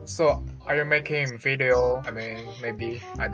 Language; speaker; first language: English; non-native, learner; Chinese